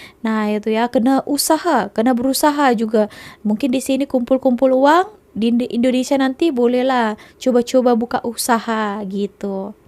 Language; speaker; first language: Indonesian; native; Indonesian